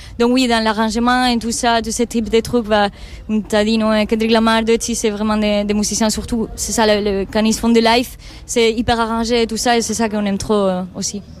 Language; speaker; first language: French; non-native, fluent; Spanish